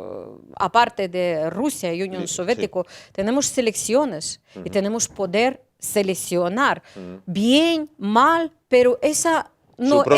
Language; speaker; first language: Spanish; non-native, learner; Ukrainian